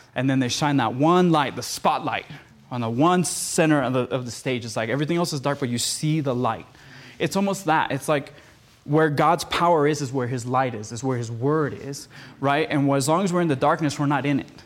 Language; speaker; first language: English; early bilingual, other home language; Spanish